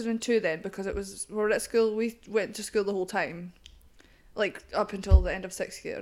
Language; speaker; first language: English; native; English